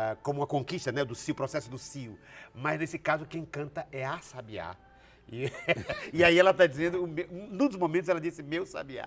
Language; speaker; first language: Portuguese; native; Portuguese